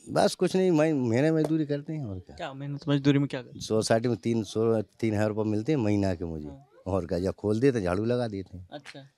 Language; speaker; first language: Hindi; native; Hindi